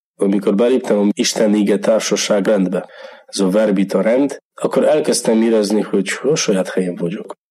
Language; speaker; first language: Hungarian; non-native, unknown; Polish